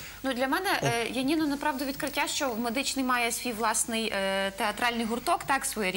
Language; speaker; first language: Ukrainian; native; Ukrainian